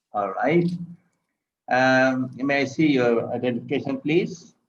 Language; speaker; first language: English; non-native, local second language; Urdu